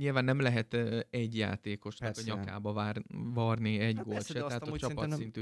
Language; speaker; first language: Hungarian; native; Hungarian